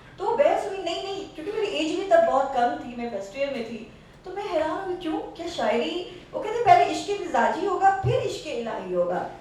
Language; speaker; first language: Urdu; non-native, local second language; Saraiki